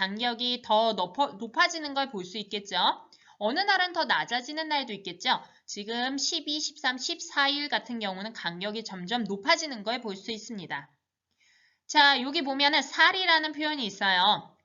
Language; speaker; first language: Korean; native; Korean